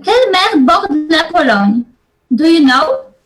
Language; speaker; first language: French; non-native, learner; Polish